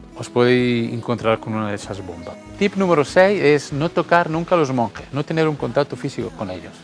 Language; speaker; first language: Spanish; non-native, fluent; Italian